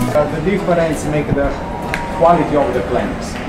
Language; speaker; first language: English; non-native, learner; Italian